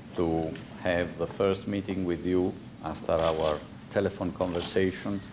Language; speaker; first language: English; non-native, fluent; Italian